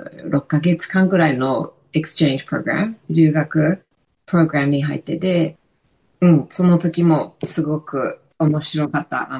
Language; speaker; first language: Japanese; non-native, fluent; English